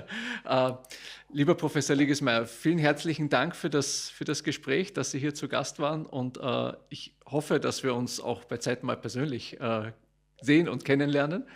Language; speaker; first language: German; native; German